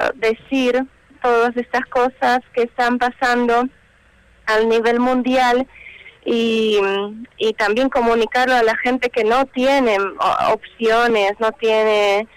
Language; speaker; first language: Spanish; non-native, fluent; Slovak